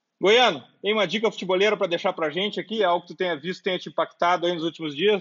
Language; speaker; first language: Portuguese; native; Portuguese